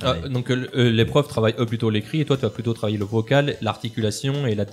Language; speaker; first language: French; native; French